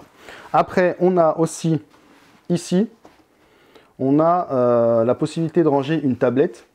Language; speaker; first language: French; native; French